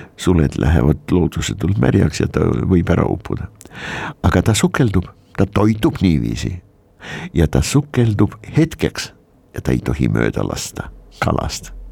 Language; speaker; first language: Estonian; native; Estonian